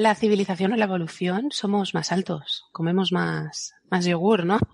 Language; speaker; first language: Spanish; native; Spanish